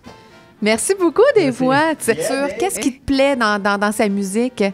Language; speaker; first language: French; native; French